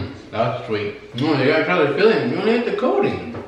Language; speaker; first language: English; non-native, fluent; Spanish